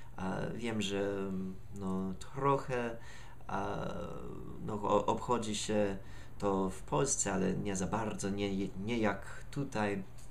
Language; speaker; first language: Polish; non-native, learner; English